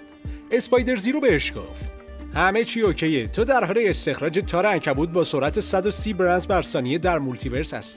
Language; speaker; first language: Persian; native; Persian